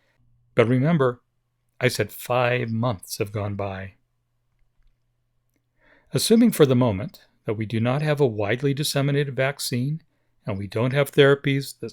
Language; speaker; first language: English; native; English